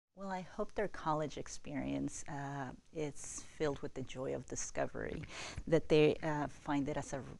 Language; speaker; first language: English; non-native, fluent; Spanish